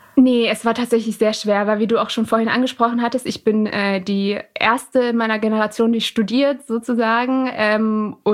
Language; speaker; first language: German; early bilingual, other home language; Persian